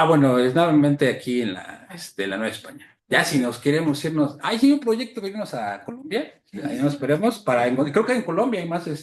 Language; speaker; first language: Spanish; native; Spanish